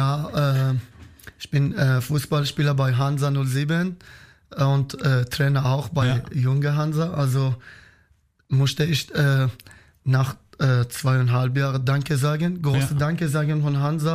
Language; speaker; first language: German; non-native, learner; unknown